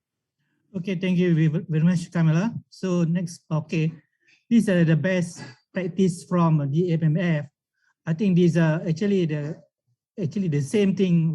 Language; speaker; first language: English; non-native, learner; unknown